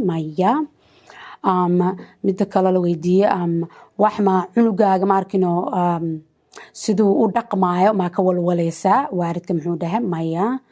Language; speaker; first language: Somali; early bilingual, heritage; Somali